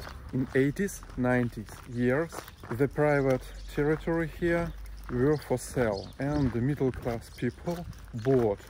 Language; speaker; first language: English; non-native, learner; Russian